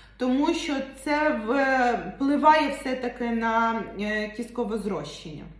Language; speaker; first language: Ukrainian; non-native, local second language; Russian